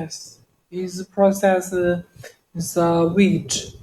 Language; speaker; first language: English; non-native, learner; Chinese